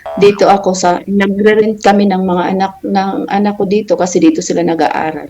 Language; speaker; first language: Filipino; non-native, local second language; Waray